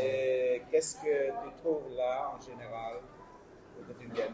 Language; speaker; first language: French; non-native, fluent; Vietnamese